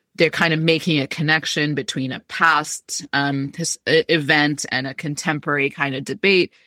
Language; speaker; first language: English; early bilingual, other home language; Amharic